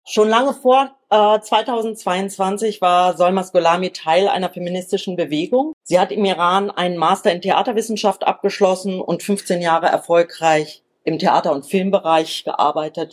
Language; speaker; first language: German; native; German